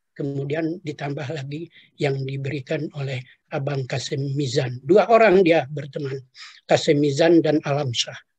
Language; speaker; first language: Indonesian; non-native, local second language; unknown